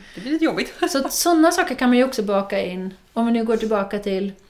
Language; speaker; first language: Swedish; non-native, fluent; Dutch